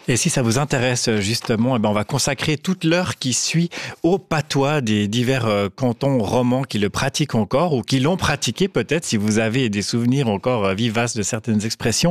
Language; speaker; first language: French; native; French